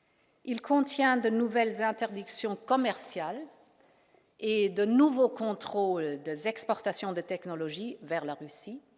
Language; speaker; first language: French; non-native, fluent; German